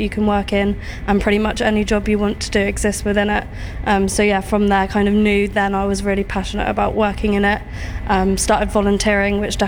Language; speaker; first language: English; native; English